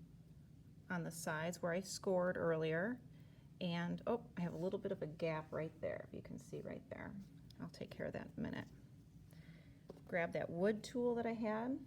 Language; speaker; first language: English; native; English